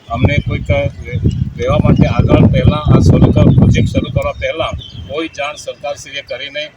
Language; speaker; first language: Gujarati; non-native, local second language; Gamit